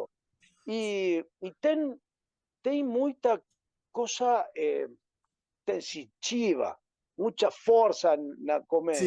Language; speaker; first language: Portuguese; non-native, learner; Spanish